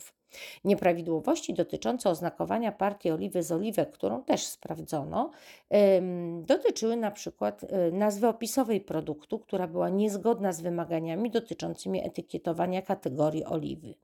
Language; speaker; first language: Polish; native; Polish